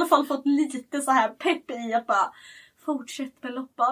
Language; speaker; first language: Swedish; native; Swedish